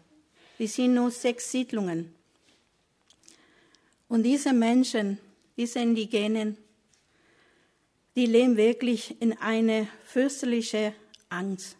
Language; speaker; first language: German; non-native, learner; Spanish